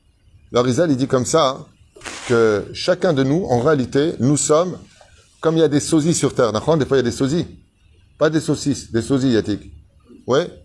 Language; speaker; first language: French; native; French